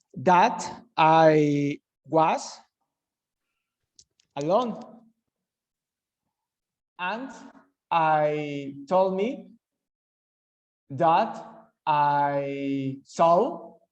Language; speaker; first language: English; non-native, learner; Spanish